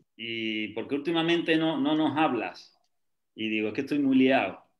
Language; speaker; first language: Spanish; native; Spanish